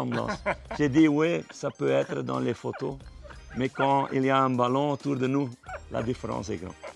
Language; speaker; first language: French; non-native, fluent; Dutch